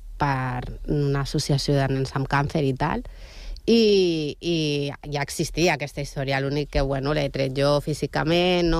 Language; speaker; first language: Catalan; non-native, local second language; Spanish